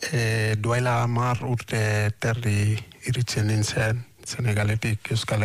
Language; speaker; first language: Basque; non-native, learner; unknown